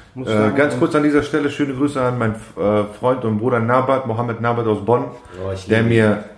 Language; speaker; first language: German; non-native, fluent; Persian